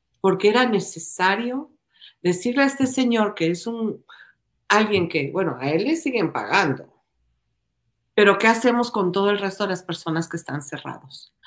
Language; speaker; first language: Spanish; native; Spanish